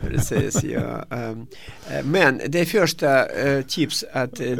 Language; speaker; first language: Swedish; non-native, fluent; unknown